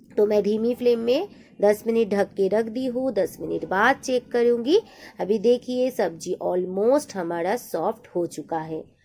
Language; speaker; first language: Hindi; non-native, local second language; Bangla